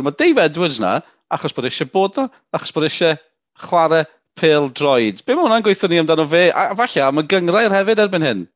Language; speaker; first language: Welsh; native; Welsh